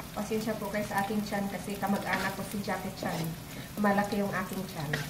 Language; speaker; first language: Filipino; non-native, local second language; Cebuano